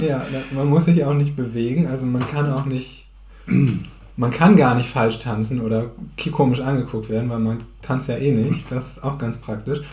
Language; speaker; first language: German; native; German